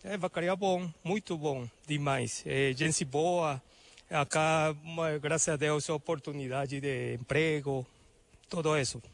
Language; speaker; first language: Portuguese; non-native, learner; Spanish